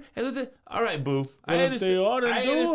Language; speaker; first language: English; native; English